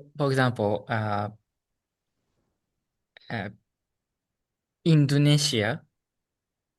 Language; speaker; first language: English; non-native, learner; Japanese